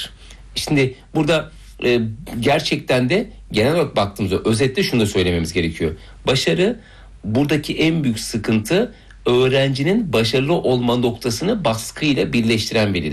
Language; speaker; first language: Turkish; native; Turkish